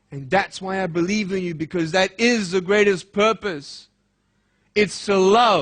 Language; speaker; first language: English; native; English